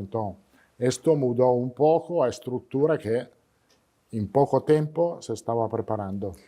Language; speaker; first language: Portuguese; non-native, fluent; Italian